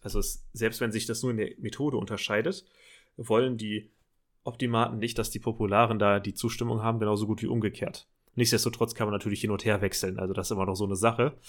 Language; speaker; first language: German; native; German